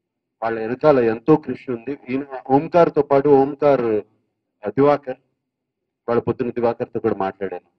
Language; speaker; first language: Telugu; native; Telugu